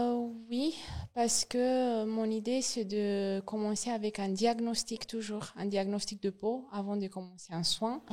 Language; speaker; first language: French; non-native, learner; Romanian